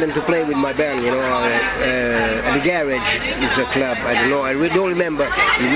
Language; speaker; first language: English; non-native, fluent; Italian